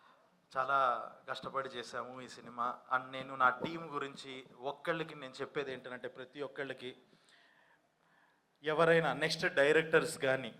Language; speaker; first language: Telugu; native; Telugu